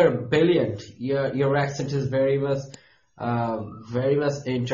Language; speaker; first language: English; non-native, local second language; Bangla